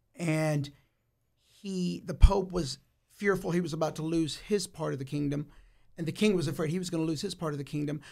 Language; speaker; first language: English; native; English